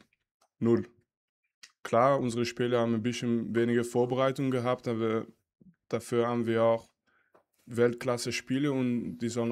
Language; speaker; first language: German; non-native, fluent; French